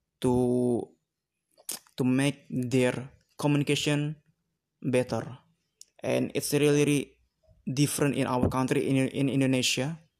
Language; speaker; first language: English; non-native, learner; Indonesian